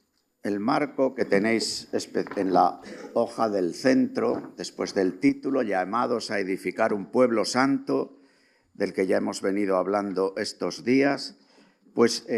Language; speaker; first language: Spanish; native; Spanish